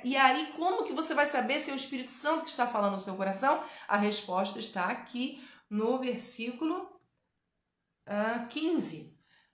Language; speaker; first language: Portuguese; native; Portuguese